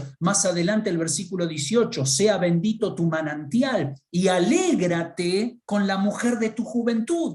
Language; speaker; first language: Spanish; native; Spanish